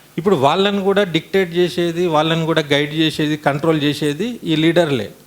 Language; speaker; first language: Telugu; native; Telugu